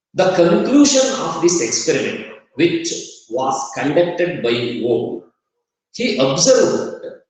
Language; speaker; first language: English; non-native, local second language; Kannada